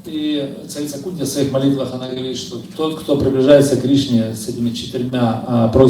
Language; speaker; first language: Russian; native; Russian